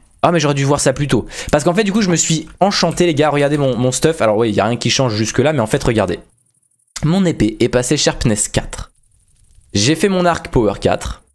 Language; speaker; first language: French; native; French